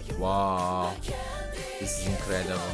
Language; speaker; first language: English; non-native, learner; Turkish